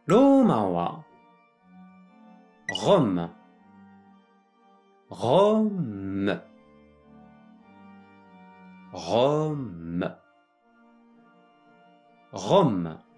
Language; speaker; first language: Japanese; non-native, fluent; French